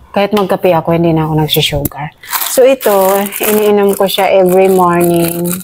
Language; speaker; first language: Filipino; native; Filipino